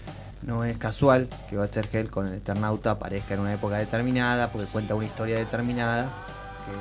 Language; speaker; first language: Spanish; native; Spanish